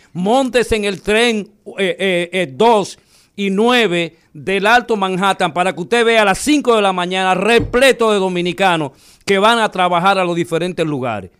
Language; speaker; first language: Spanish; native; Spanish